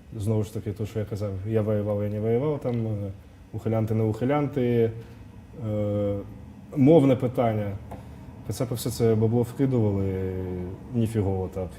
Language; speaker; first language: Ukrainian; non-native, local second language; Russian